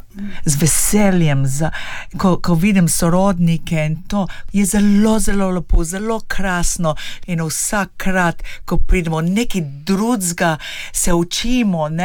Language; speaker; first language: Slovenian; early bilingual, heritage; Slovenian